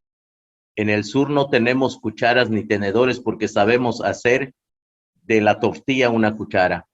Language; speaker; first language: Spanish; non-native, local second language; Yucateco